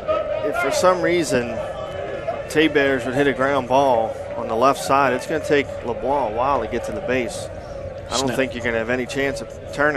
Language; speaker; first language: English; native; English